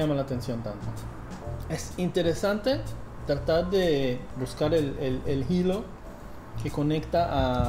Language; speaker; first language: Spanish; non-native, fluent; English